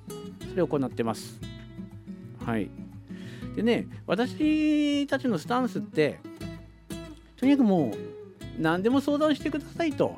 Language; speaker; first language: Japanese; native; Japanese